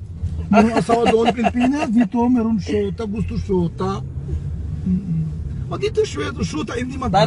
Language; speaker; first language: Filipino; non-native, learner; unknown